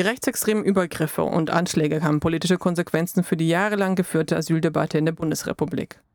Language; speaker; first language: German; native; German